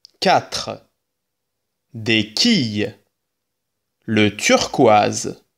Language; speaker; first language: French; native; French